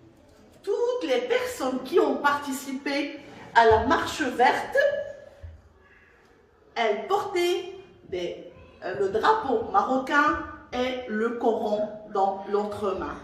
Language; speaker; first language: French; non-native, local second language; Arabic